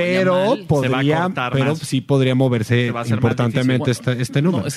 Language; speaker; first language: Spanish; native; Spanish